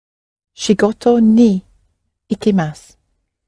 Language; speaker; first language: Japanese; non-native, learner; English